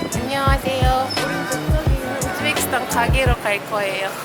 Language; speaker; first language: Korean; non-native, fluent; Uzbek